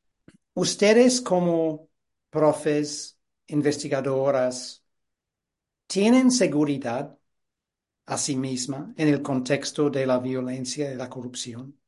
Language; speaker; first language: Spanish; non-native, fluent; English